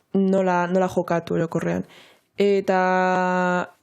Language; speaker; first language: Basque; non-native, local second language; Spanish